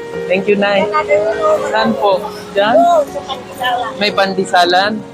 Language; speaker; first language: Filipino; non-native, learner; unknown